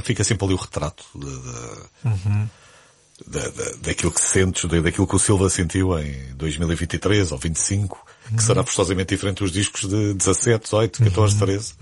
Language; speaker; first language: Portuguese; native; Portuguese